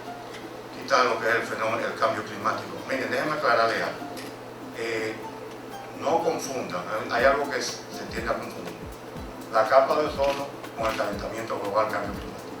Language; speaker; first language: Spanish; native; Spanish